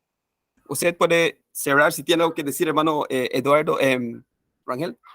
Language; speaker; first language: Spanish; native; Spanish